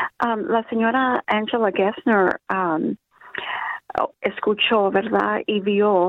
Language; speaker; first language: Spanish; early bilingual, other home language; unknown